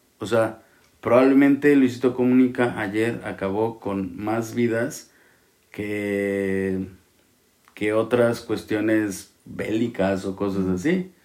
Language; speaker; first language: Spanish; native; Spanish